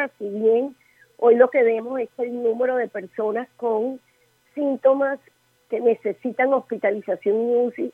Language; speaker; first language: Spanish; native; Spanish